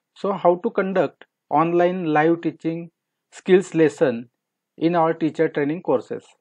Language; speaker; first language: English; non-native, local second language; Marathi